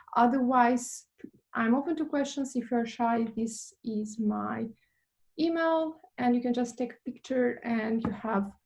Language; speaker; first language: English; non-native, fluent; Albanian